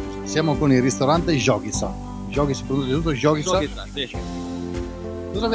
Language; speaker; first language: Italian; native; Italian